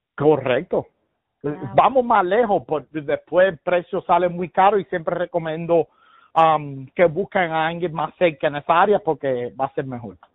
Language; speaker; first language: Spanish; early bilingual, heritage; Spanish